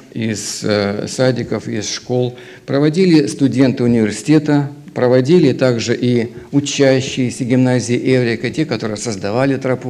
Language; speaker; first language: Russian; native; Russian